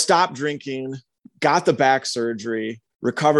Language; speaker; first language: English; native; English